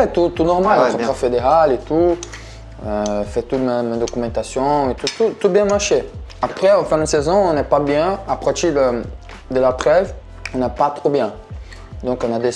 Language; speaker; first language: French; non-native, learner; Portuguese